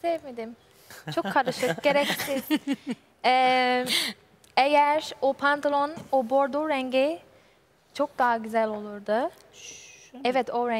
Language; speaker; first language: Turkish; non-native, learner; English